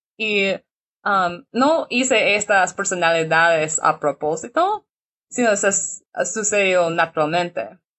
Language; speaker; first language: Spanish; non-native, learner; English